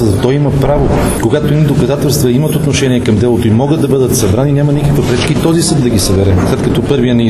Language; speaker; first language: Bulgarian; native; Bulgarian